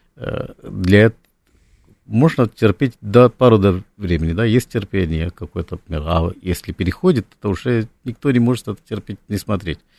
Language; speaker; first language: Russian; non-native, fluent; Malayalam